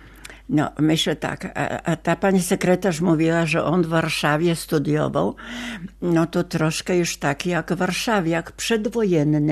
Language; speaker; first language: Polish; non-native, local second language; Ukrainian